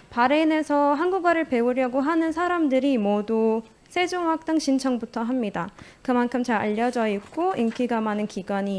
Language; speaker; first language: Korean; non-native, fluent; Arabic